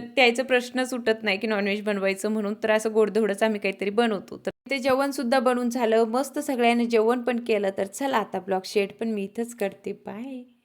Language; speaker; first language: Marathi; non-native, local second language; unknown